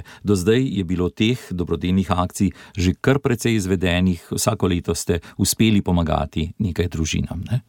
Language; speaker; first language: Slovenian; native; Slovenian